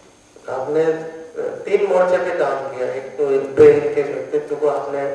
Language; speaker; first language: Hindi; native; Hindi